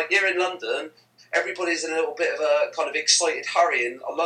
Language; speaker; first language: English; native; English